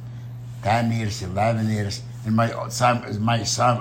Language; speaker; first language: English; non-native, learner; Romanian